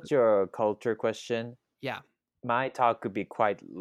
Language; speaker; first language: English; non-native, fluent; Thai